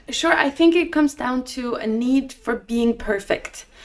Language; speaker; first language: English; non-native, fluent; Norwegian